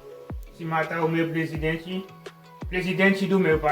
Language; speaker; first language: Portuguese; non-native, learner; Haitian Creole